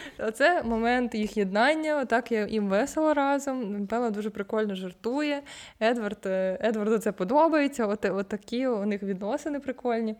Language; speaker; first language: Ukrainian; non-native, local second language; Russian